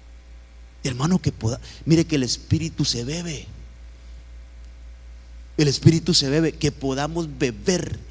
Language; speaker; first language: Spanish; native; Spanish